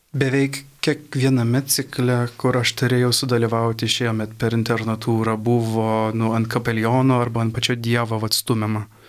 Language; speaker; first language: Lithuanian; early bilingual, heritage; Lithuanian